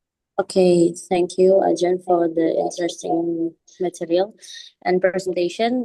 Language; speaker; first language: English; non-native, fluent; Indonesian